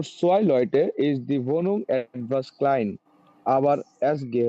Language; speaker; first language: German; non-native, learner; Bangla